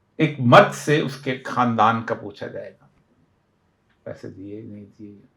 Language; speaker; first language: Urdu; non-native, local second language; Punjabi